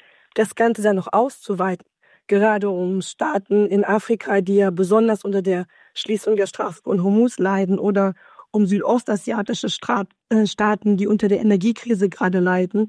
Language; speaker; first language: German; native; German